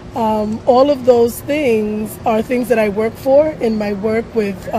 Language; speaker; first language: English; early bilingual, other home language; Spanish